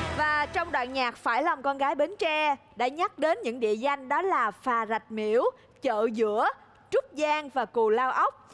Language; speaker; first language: Vietnamese; native; Vietnamese